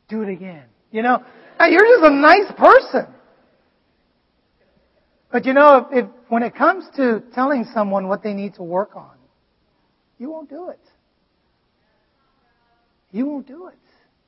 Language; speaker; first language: English; non-native, fluent; Vietnamese